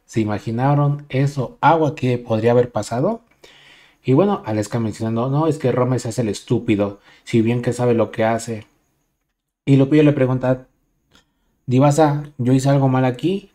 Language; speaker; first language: Spanish; native; Spanish